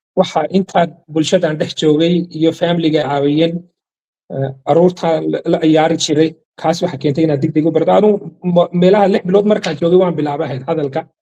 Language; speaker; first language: Somali; non-native, fluent; Urdu